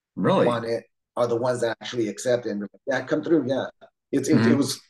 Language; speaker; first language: English; native; English